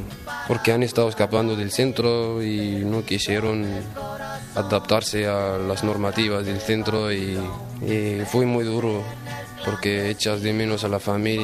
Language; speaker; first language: Spanish; non-native, fluent; Arabic